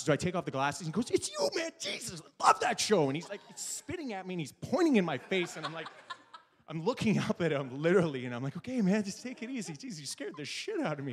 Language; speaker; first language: English; native; English